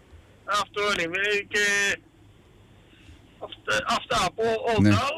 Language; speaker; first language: Greek; early bilingual, heritage; Greek